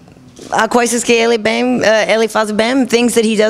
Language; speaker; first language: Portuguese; non-native, learner; English